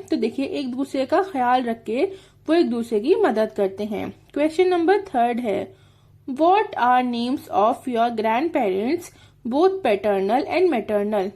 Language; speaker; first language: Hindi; native; Hindi